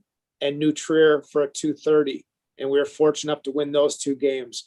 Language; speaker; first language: English; native; English